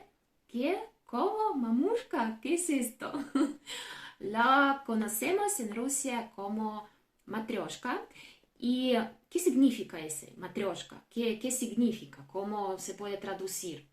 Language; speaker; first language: Spanish; non-native, fluent; Russian